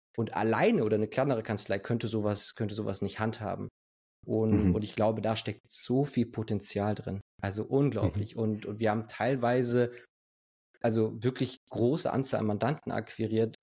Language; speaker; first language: German; early bilingual, other home language; Spanish